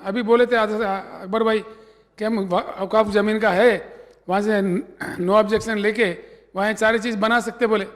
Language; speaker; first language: Hindi; non-native, local second language; Telugu